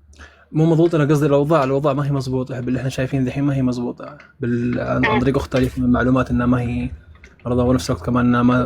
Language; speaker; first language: Arabic; non-native, fluent; Amharic